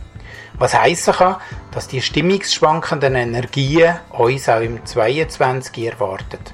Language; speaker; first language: German; native; German